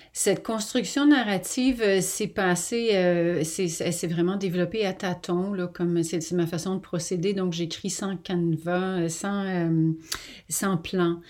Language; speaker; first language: French; native; French